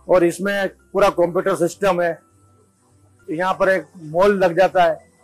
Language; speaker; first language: Hindi; non-native, local second language; Gujarati